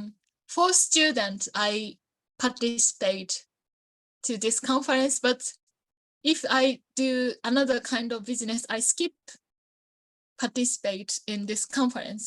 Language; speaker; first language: English; non-native, learner; Japanese